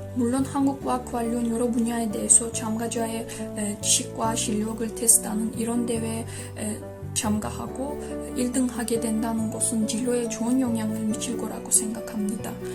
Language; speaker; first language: Korean; non-native, learner; Turkish